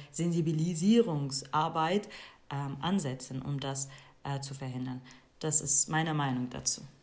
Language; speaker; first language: German; non-native, fluent; Kurdish